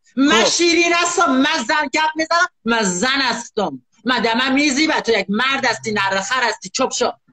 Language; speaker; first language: Persian; native; Persian